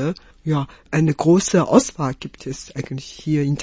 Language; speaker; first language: German; non-native, fluent; Chinese